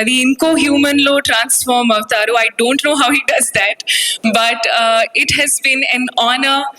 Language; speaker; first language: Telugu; non-native, local second language; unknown